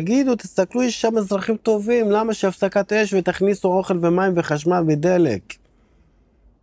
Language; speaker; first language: Hebrew; non-native, local second language; Arabic